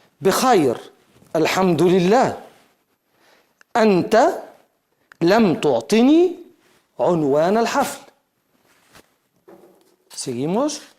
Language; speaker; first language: Arabic; non-native, fluent; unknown